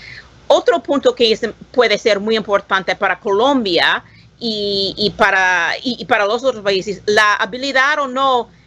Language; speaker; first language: Spanish; non-native, learner; English